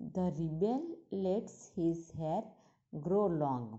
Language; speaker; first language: English; non-native, local second language; Gujarati